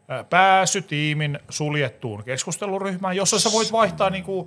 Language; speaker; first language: Finnish; native; Finnish